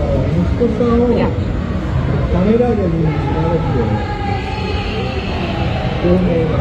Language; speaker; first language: Japanese; non-native, fluent; Portuguese